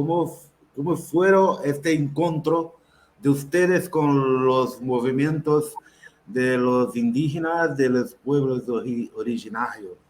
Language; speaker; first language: Spanish; non-native, local second language; Portuguese